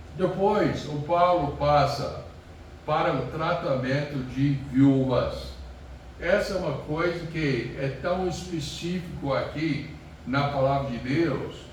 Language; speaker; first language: Portuguese; non-native, fluent; English